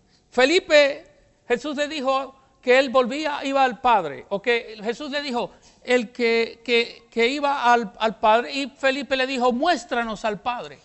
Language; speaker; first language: Spanish; native; Spanish